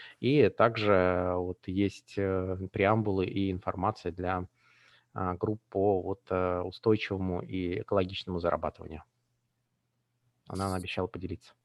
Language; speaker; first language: Russian; native; Russian